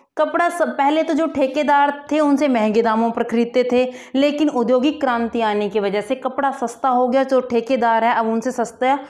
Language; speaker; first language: Hindi; native; Hindi